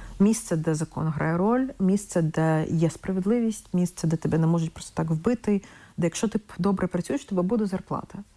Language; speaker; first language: Ukrainian; non-native, local second language; Russian